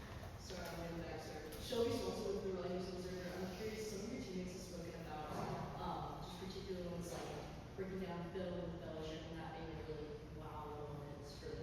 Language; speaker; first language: English; native; English